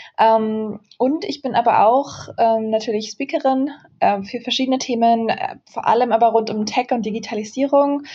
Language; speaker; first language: German; early bilingual, other home language; Central Kurdish